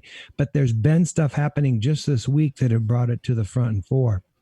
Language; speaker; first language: English; native; English